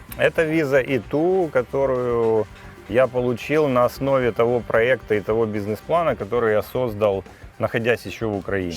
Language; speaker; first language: Russian; native; Russian